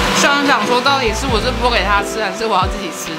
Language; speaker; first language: Chinese; native; Chinese